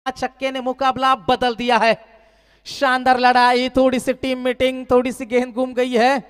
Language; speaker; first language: Hindi; non-native, local second language; Marathi